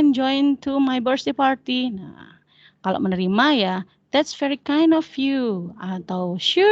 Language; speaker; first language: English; non-native, fluent; Indonesian